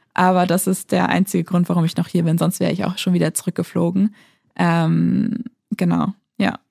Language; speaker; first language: German; native; German